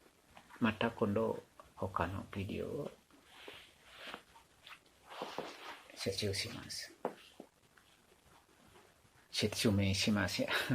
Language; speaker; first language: Japanese; non-native, learner; Indonesian